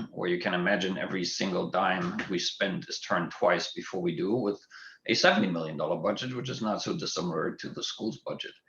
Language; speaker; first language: English; non-native, fluent; German